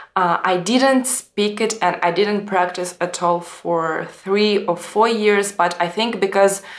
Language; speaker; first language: English; non-native, fluent; Russian